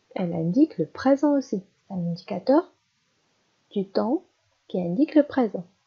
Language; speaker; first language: French; non-native, local second language; Arabic